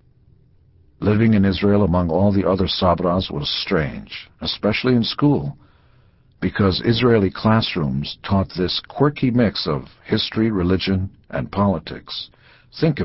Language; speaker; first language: English; early bilingual, other home language; Hebrew